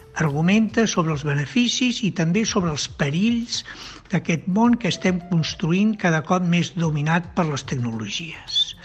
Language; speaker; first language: Catalan; native; Catalan